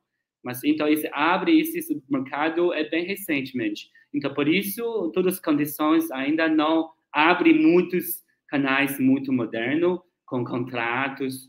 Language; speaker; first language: Portuguese; non-native, learner; Chinese